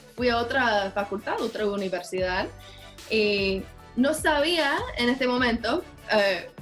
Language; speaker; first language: Spanish; non-native, learner; English